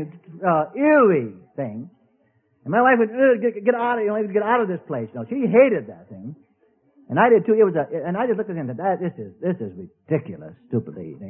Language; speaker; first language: English; native; English